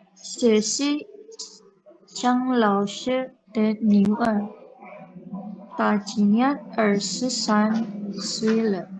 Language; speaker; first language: Chinese; non-native, learner; Indonesian